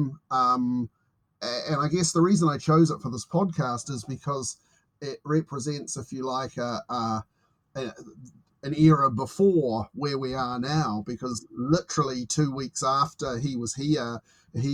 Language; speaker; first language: English; native; English